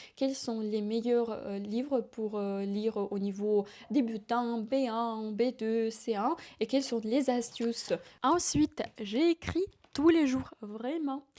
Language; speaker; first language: French; non-native, fluent; Ukrainian